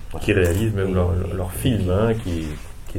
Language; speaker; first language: French; native; French